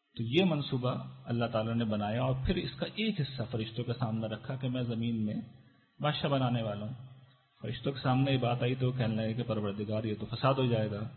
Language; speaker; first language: Urdu; native; Urdu